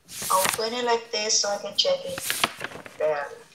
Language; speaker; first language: English; non-native, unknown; Vietnamese